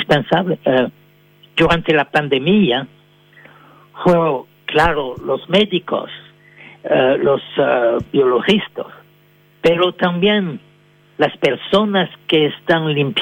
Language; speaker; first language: Spanish; non-native, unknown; French